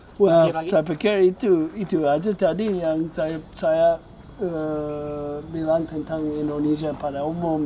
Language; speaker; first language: Indonesian; non-native, fluent; English